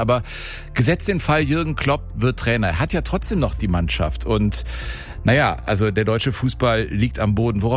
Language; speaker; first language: German; native; German